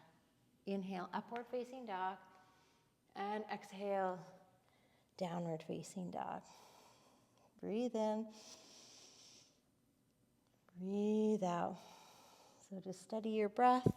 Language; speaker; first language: English; native; English